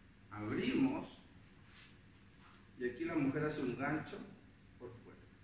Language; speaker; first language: Spanish; native; Spanish